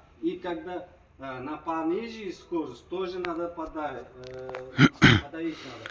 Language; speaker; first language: Russian; non-native, local second language; Uzbek